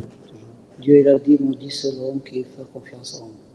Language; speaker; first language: French; non-native, learner; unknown